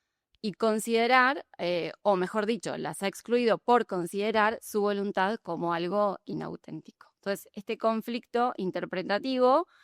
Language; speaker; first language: Spanish; native; Spanish